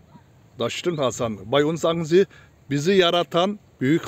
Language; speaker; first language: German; non-native, learner; Turkish